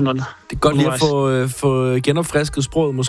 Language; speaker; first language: Danish; native; Danish